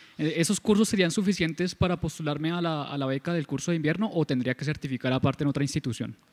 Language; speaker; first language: Spanish; native; Spanish